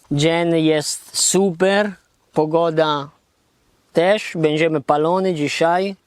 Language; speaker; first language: Polish; non-native, learner; Italian